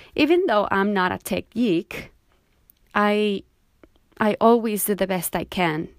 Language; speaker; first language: English; non-native, fluent; Spanish